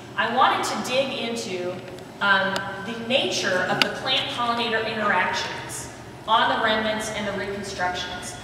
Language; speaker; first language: English; native; English